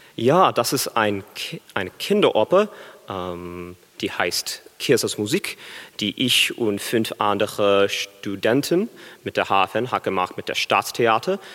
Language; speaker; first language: German; non-native, learner; English